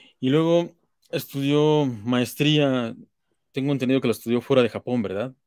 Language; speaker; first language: Spanish; native; Spanish